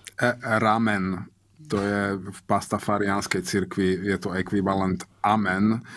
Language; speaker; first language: Slovak; non-native, local second language; Hungarian